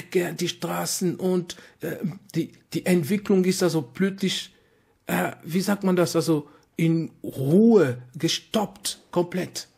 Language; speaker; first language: German; non-native, fluent; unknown